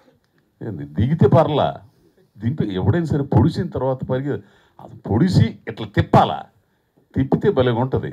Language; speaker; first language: Telugu; native; Telugu